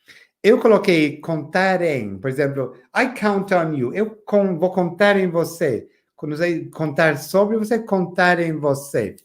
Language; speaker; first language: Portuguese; non-native, fluent; English